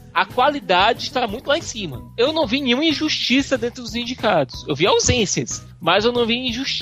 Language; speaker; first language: Portuguese; native; Portuguese